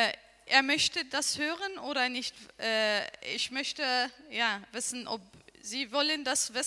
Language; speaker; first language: German; non-native, learner; Arabic